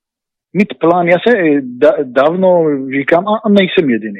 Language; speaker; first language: Czech; non-native, learner; Hebrew